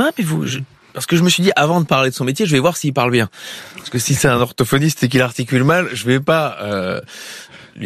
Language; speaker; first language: French; native; French